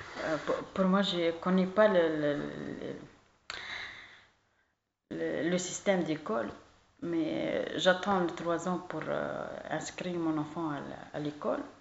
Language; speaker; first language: French; non-native, learner; Arabic